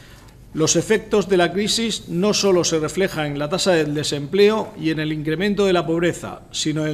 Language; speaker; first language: Spanish; native; Spanish